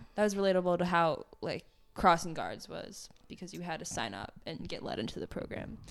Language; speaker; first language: English; native; English